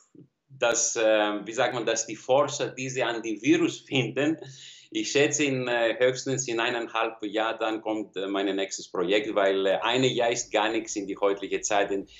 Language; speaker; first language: German; non-native, learner; Greek